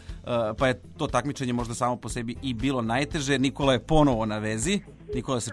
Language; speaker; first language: Serbian; native; Serbian